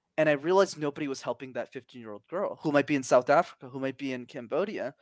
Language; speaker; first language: English; early bilingual, other home language; Tamil